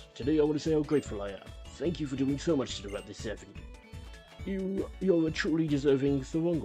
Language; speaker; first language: English; native; English